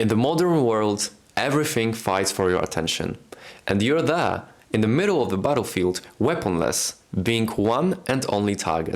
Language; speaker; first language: English; non-native, fluent; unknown